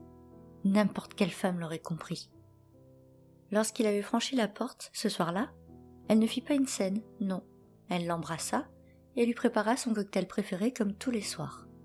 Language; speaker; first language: French; native; French